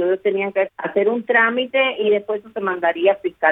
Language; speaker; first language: Spanish; native; Spanish